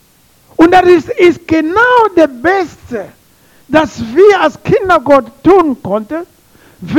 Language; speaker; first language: German; non-native, learner; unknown